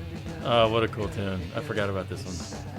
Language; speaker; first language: English; native; English